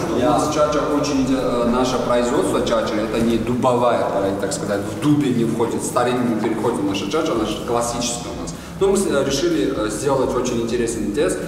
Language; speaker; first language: Russian; non-native, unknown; Georgian